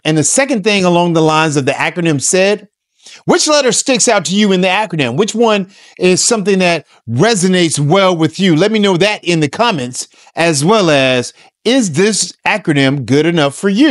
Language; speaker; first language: English; native; English